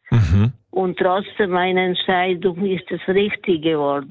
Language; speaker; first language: German; non-native, learner; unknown